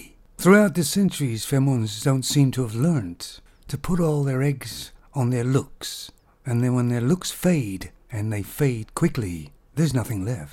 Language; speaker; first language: English; native; English